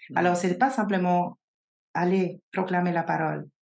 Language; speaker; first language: French; non-native, fluent; Spanish